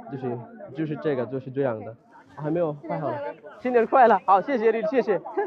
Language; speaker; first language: Chinese; non-native, learner; Bangla